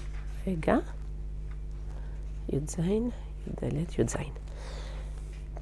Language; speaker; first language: Hebrew; non-native, fluent; French